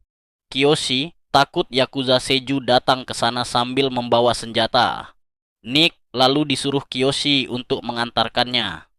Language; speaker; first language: Indonesian; native; Indonesian